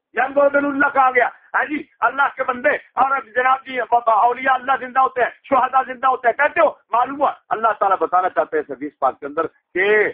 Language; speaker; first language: Urdu; non-native, local second language; Punjabi